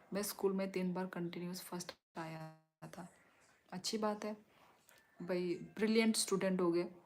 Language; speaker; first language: Hindi; non-native, local second language; Kok Borok